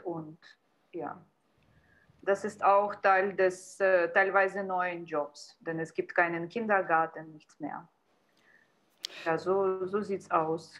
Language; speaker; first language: German; non-native, fluent; Ukrainian